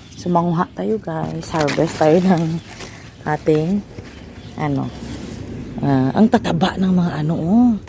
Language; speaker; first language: Filipino; non-native, local second language; Hiligaynon